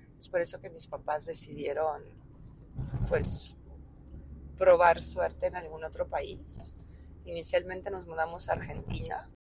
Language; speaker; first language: Spanish; early bilingual, other home language; Ukrainian